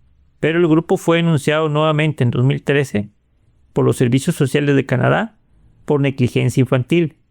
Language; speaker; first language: Spanish; native; Spanish